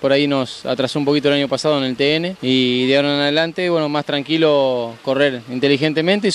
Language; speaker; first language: Spanish; native; Spanish